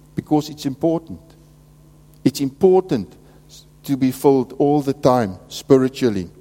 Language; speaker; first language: English; non-native, local second language; Afrikaans